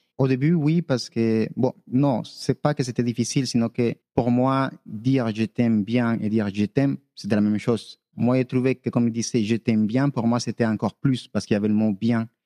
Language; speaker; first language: French; non-native, fluent; Spanish